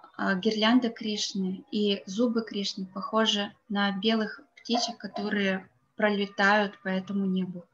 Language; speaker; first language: Russian; native; Russian